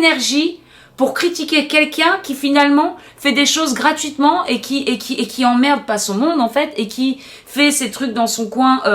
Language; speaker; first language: French; native; French